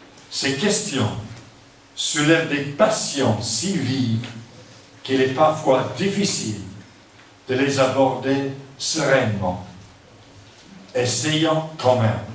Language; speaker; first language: French; non-native, fluent; English